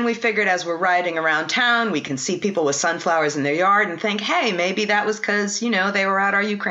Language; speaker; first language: English; native; English